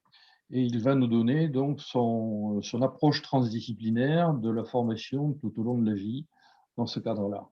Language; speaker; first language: French; native; French